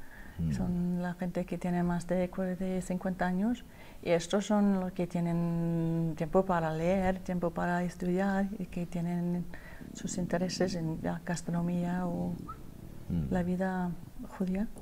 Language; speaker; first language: Spanish; non-native, learner; Danish